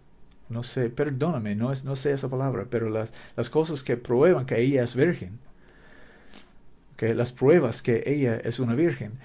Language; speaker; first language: Spanish; non-native, learner; English